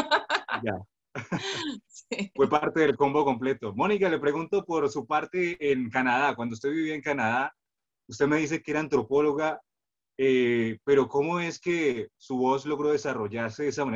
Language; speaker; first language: Spanish; native; Spanish